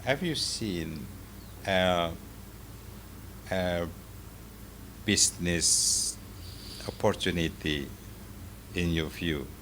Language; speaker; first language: English; non-native, fluent; Indonesian